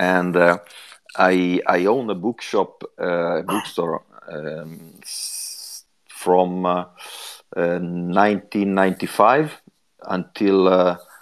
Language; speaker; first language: English; non-native, fluent; Italian